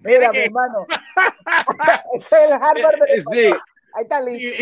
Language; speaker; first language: Spanish; non-native, learner; English